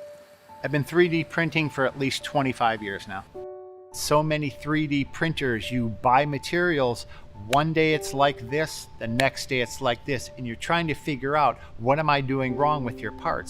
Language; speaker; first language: English; native; English